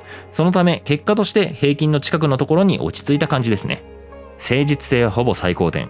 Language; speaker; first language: Japanese; native; Japanese